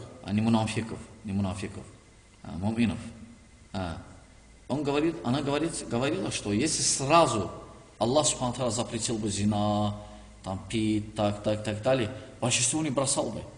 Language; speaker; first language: Russian; non-native, learner; Azerbaijani